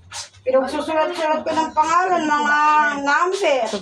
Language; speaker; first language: Filipino; native; Filipino